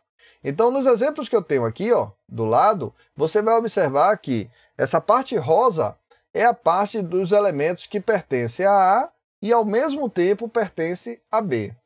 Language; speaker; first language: Portuguese; native; Portuguese